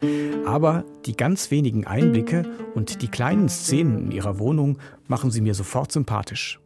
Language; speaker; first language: German; native; German